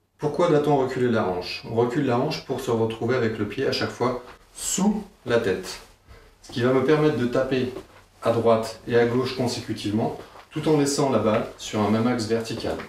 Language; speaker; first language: French; native; French